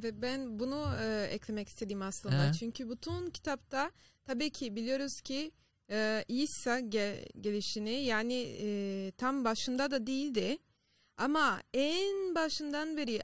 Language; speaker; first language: Turkish; non-native, fluent; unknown